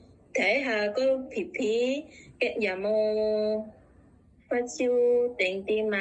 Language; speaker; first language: Chinese; non-native, learner; Indonesian